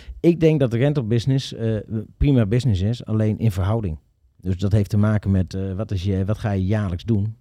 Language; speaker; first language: Dutch; native; Dutch